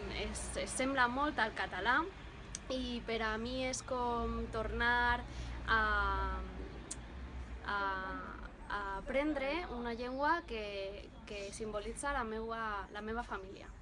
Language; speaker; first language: Catalan; non-native, local second language; Spanish